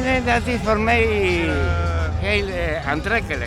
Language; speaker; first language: Dutch; non-native, learner; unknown